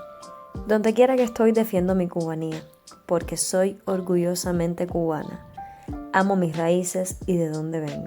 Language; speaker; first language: Spanish; native; Spanish